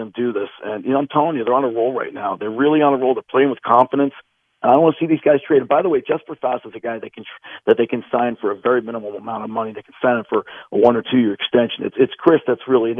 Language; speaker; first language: English; native; English